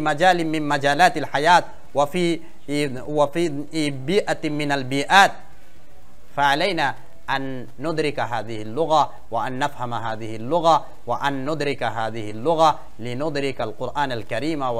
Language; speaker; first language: Arabic; non-native, fluent; Bangla